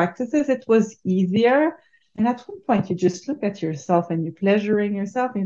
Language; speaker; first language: English; non-native, fluent; French